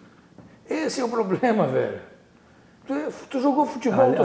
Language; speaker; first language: Portuguese; native; Portuguese